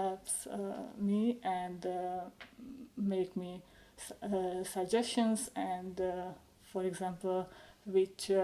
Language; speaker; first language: English; non-native, learner; Hungarian